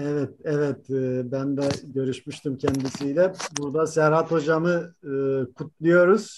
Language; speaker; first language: Turkish; native; Turkish